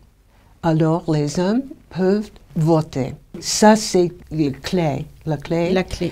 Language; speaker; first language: French; non-native, fluent; English